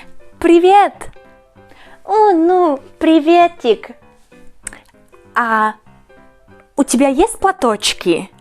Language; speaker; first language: Russian; non-native, learner; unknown